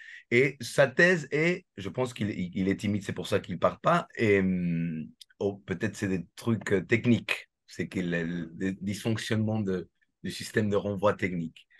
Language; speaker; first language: French; non-native, fluent; Spanish